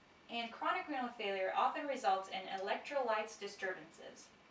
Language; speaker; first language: English; non-native, fluent; Japanese